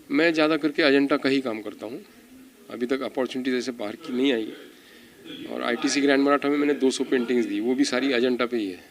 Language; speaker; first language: Hindi; non-native, local second language; Marathi